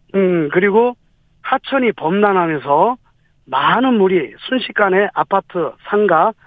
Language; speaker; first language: Korean; native; Korean